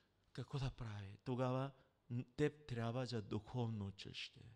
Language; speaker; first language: Bulgarian; non-native, learner; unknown